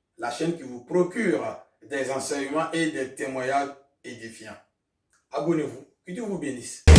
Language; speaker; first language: French; non-native, local second language; Mossi